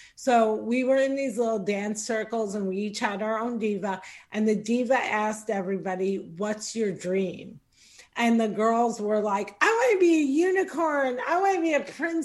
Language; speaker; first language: English; native; English